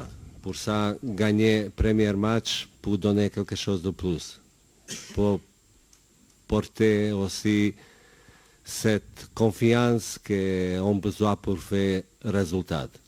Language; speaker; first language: French; non-native, learner; Bosnian